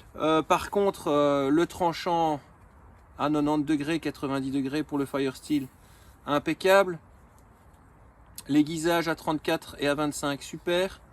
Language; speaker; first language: French; native; French